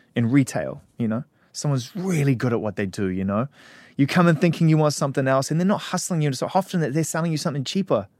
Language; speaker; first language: English; native; English